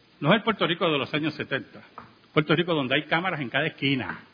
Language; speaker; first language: Spanish; native; Spanish